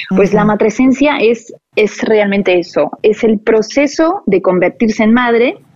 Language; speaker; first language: Spanish; non-native, fluent; French